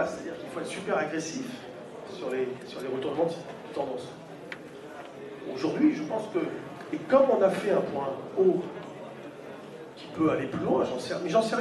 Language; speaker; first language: French; native; French